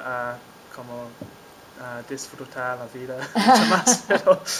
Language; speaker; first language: Spanish; non-native, learner; English